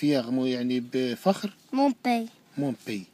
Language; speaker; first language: French; non-native, learner; Arabic